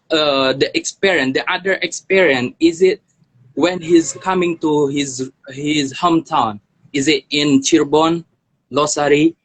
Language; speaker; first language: English; non-native, learner; Indonesian